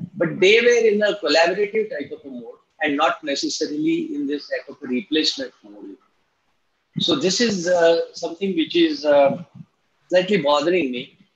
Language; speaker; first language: English; non-native, local second language; Marathi